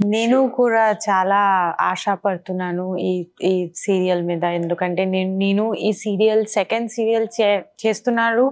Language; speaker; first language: Telugu; non-native, learner; Bangla